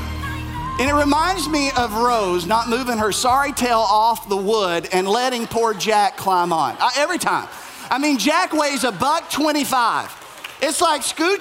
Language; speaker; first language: English; native; English